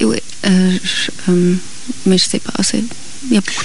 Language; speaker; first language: French; non-native, local second language; German